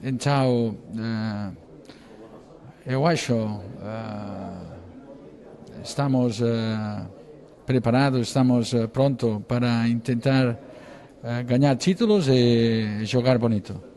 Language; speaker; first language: Portuguese; non-native, learner; Catalan